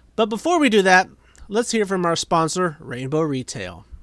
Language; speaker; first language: English; native; English